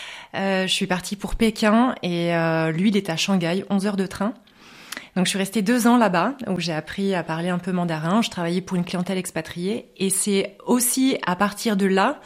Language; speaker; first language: French; native; French